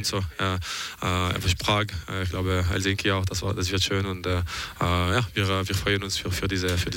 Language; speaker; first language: German; non-native, local second language; French